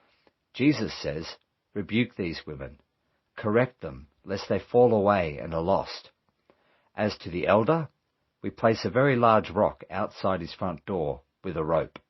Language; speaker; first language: English; native; English